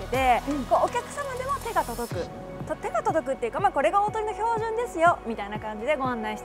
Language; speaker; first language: Japanese; native; Japanese